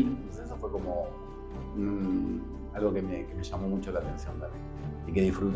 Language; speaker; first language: Spanish; native; Spanish